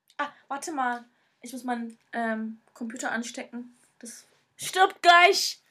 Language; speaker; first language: German; early bilingual, other home language; Turkish